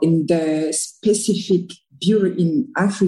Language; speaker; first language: English; non-native, learner; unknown